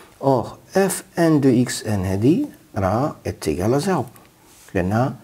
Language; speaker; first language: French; non-native, local second language; Arabic